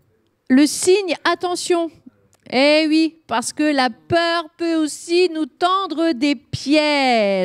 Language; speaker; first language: French; native; French